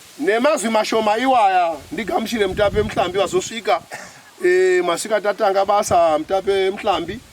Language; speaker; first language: Shona; native; Shona